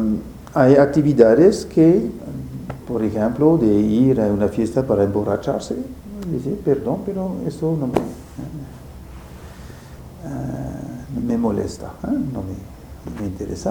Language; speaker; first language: Spanish; non-native, fluent; French